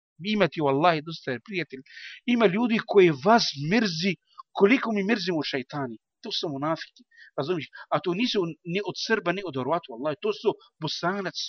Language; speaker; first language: Bosnian; non-native, learner; Arabic